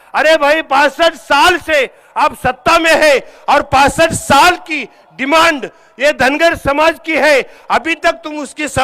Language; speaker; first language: Hindi; non-native, local second language; Marathi